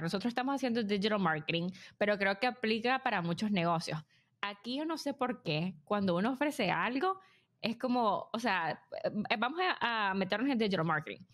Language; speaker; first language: Spanish; native; Spanish